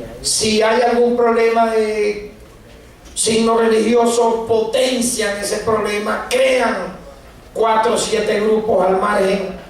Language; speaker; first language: Spanish; native; Spanish